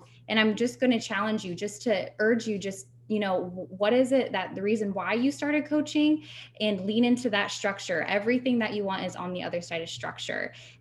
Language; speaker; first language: English; native; English